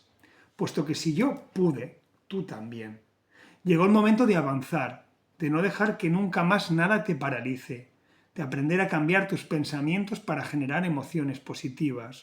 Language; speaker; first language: Spanish; native; Spanish